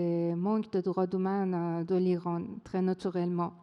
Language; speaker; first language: French; non-native, fluent; Persian